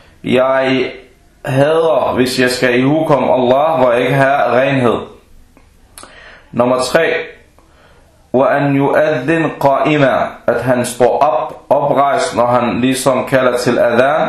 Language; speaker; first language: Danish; early bilingual, other home language; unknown